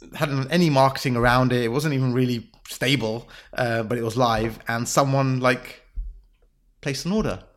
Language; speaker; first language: English; native; English